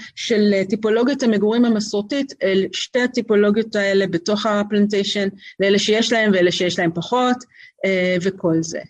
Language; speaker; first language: Hebrew; native; Hebrew